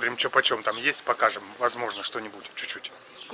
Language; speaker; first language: Russian; native; Russian